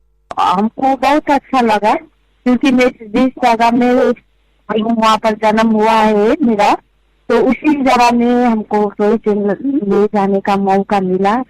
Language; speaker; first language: Hindi; non-native, local second language; Nepali